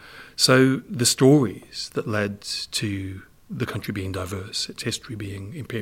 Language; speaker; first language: English; native; English